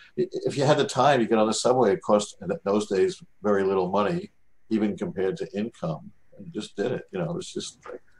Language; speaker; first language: English; native; English